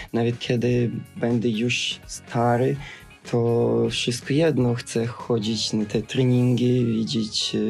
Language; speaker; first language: Polish; non-native, fluent; Russian